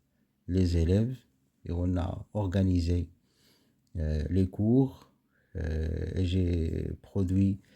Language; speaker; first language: French; non-native, local second language; Arabic